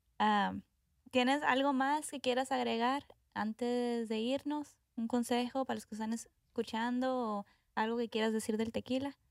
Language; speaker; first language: Spanish; early bilingual, heritage; Spanish